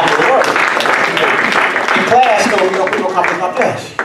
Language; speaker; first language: English; native; English